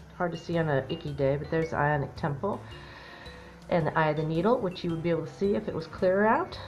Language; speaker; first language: English; native; English